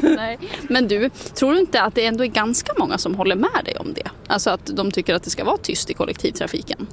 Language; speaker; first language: Swedish; native; Swedish